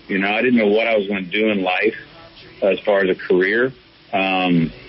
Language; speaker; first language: English; native; English